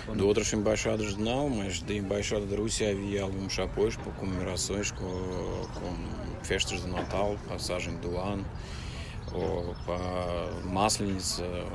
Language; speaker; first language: Portuguese; non-native, fluent; Russian